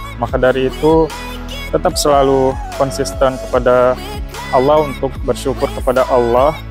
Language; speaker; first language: Indonesian; native; Indonesian